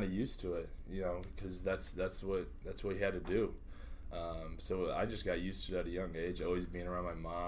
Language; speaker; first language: English; native; English